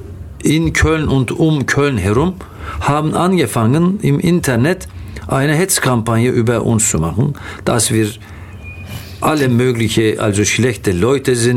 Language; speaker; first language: German; non-native, fluent; Turkish